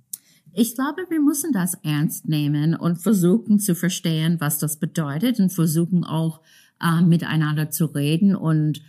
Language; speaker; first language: German; non-native, fluent; English